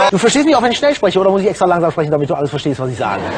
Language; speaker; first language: German; native; German